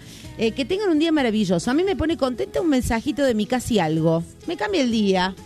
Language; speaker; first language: Spanish; native; Spanish